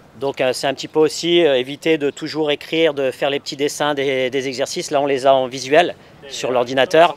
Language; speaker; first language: French; native; French